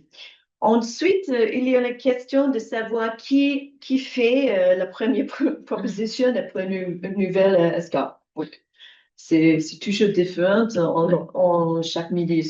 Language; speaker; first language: French; non-native, learner; English